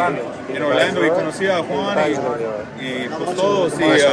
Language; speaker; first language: Spanish; early bilingual, heritage; Spanish